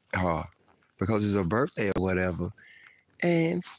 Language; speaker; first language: English; native; English